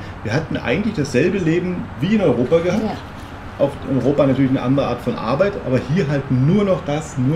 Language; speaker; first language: German; native; German